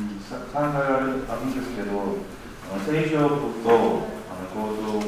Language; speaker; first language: Japanese; non-native, learner; Korean